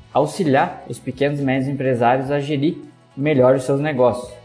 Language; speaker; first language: Portuguese; native; Portuguese